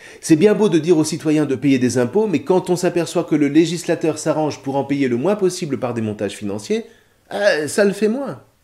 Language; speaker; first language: French; native; French